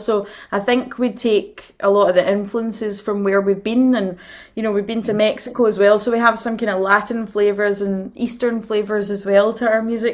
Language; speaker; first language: English; native; English